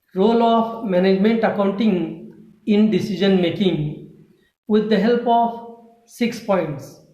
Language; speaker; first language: English; non-native, local second language; Marathi